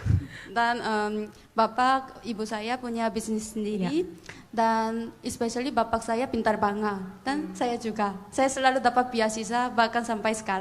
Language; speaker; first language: Indonesian; non-native, fluent; Korean